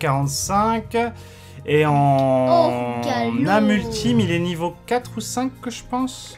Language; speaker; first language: French; native; French